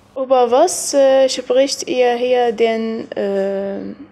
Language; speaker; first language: German; non-native, learner; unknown